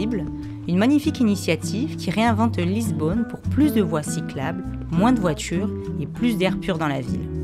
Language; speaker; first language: French; native; French